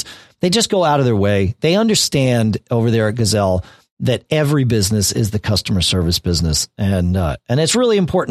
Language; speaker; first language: English; native; English